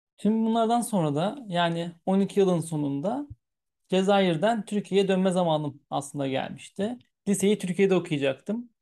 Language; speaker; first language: Turkish; early bilingual, heritage; Turkish